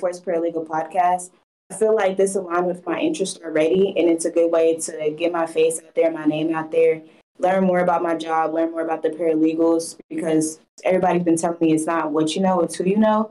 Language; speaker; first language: English; native; English